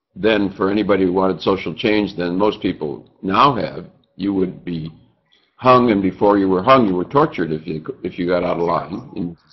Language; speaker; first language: English; native; English